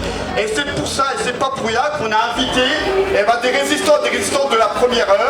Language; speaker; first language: French; native; French